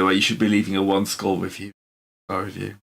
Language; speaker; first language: English; native; English